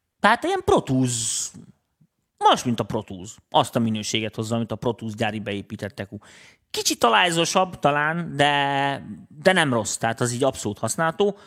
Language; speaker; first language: Hungarian; native; Hungarian